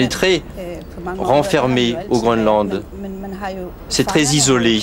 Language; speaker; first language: French; non-native, fluent; Kalaallisut